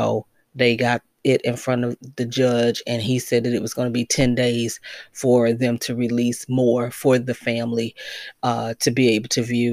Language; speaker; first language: English; native; English